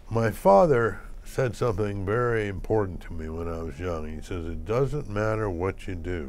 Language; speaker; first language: English; native; English